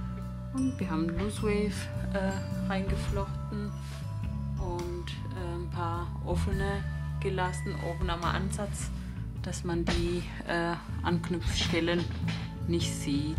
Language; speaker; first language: German; non-native, fluent; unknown